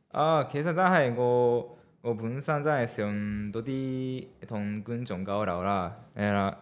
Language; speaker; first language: Cantonese; non-native, fluent; Japanese